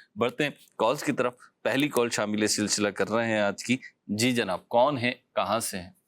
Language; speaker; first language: Urdu; native; Urdu